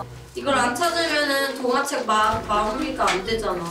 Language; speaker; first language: Korean; native; Korean